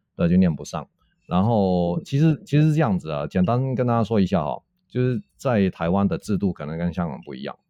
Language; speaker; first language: Chinese; non-native, local second language; Cantonese